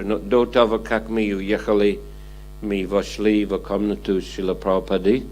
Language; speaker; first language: Russian; non-native, fluent; English